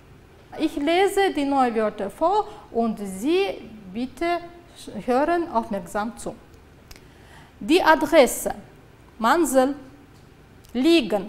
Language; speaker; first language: German; non-native, fluent; Uzbek